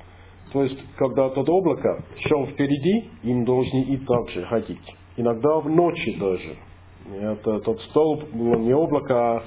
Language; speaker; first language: Russian; non-native, fluent; English